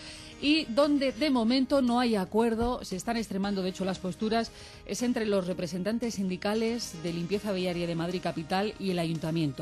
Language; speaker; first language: Spanish; native; Spanish